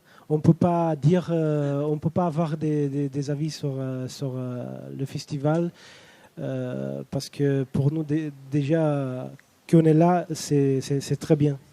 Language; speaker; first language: French; non-native, fluent; Romanian